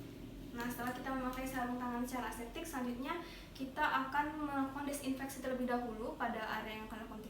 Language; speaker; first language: Indonesian; native; Indonesian